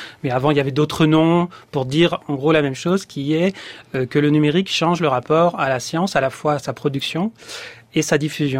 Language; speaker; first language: French; native; French